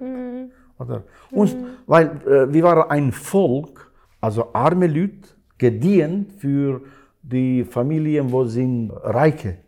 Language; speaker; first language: German; non-native, learner; Albanian